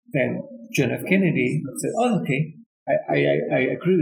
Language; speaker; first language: English; non-native, learner; Indonesian